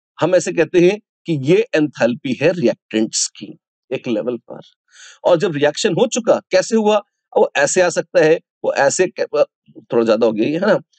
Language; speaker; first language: Hindi; native; Hindi